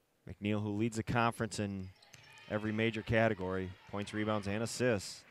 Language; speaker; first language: English; native; English